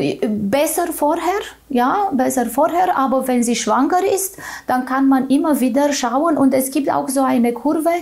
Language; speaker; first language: German; non-native, fluent; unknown